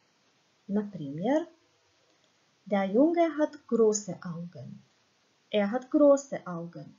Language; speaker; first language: German; non-native, fluent; Croatian